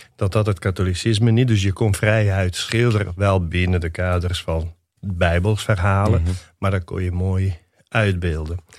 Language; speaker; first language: Dutch; non-native, fluent; Italian